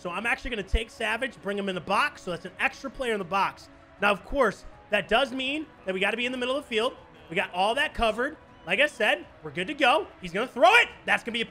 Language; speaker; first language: English; native; English